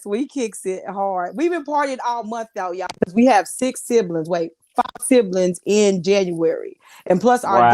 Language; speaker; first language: English; native; English